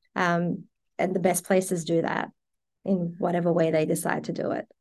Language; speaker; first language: English; early bilingual, other home language; Persian